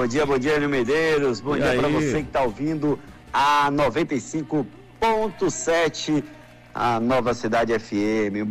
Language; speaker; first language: Portuguese; native; Portuguese